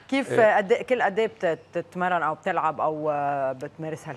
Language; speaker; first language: Arabic; native; Arabic